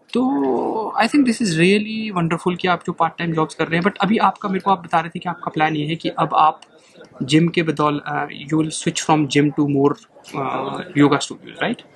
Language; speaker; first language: Hindi; native; Hindi